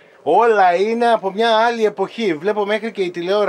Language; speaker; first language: Greek; native; Greek